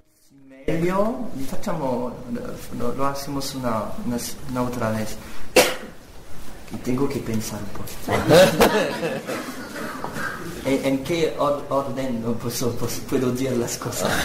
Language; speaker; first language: Spanish; non-native, learner; French